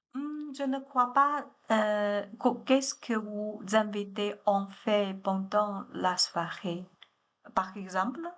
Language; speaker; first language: French; non-native, learner; Chinese